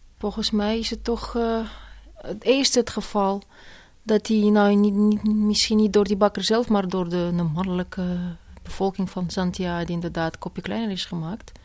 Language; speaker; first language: Dutch; non-native, fluent; Russian